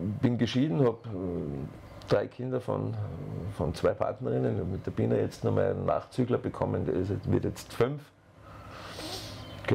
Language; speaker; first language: German; native; German